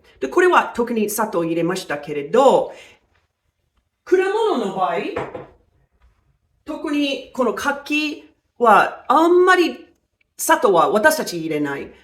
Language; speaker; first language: Japanese; non-native, fluent; English